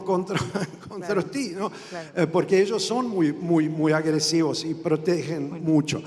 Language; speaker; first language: Spanish; non-native, fluent; Croatian